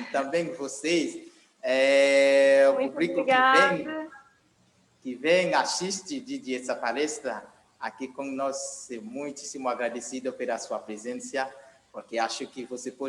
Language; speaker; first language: Portuguese; non-native, fluent; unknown